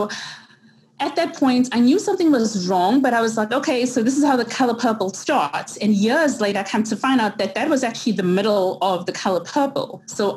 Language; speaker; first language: English; native; English